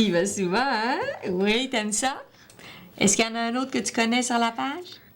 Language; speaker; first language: French; native; French